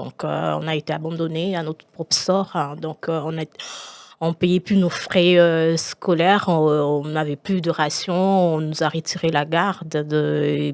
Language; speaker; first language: French; non-native, local second language; Lingala